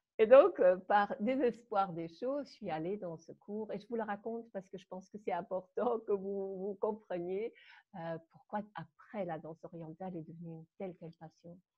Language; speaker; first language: French; non-native, fluent; German